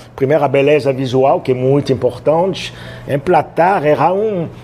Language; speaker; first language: Portuguese; non-native, fluent; French